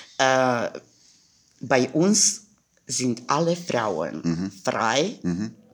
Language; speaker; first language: German; non-native, fluent; Croatian